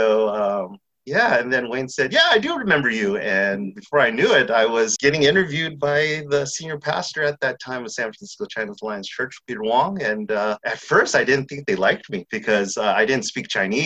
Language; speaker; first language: English; native; English